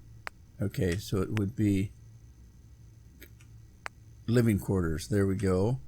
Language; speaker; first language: English; native; English